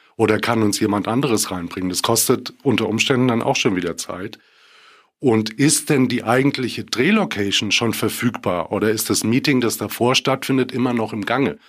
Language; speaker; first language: German; native; German